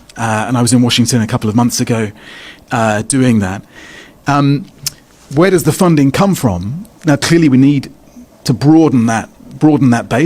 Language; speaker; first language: English; native; English